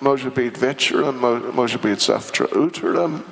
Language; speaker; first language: Russian; non-native, learner; English